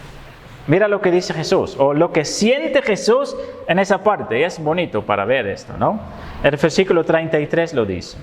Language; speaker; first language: Spanish; non-native, fluent; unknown